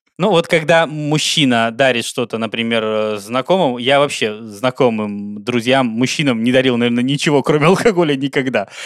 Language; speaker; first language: Russian; native; Russian